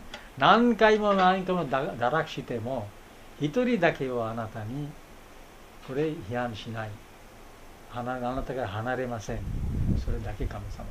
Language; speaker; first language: Japanese; non-native, fluent; Bangla